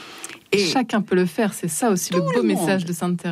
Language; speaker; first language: French; native; French